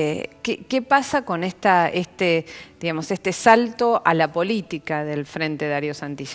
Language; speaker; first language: Spanish; native; Spanish